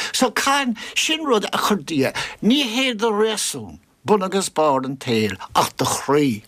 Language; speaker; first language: Irish; native; Irish